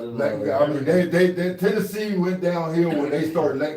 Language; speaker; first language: English; native; English